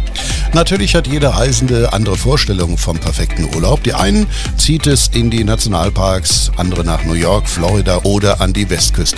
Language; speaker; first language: German; native; German